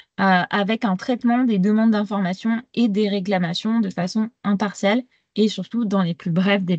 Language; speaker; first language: French; native; French